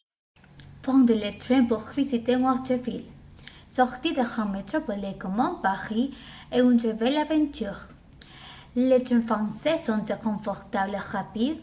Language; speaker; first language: French; non-native, learner; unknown